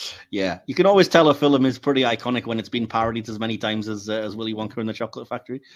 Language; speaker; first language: English; native; English